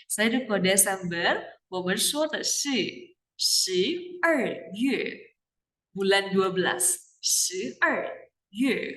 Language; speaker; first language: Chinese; non-native, fluent; Indonesian